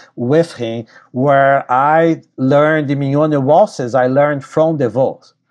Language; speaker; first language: English; non-native, fluent; Portuguese